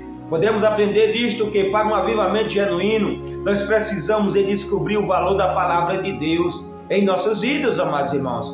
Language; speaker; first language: Portuguese; native; Portuguese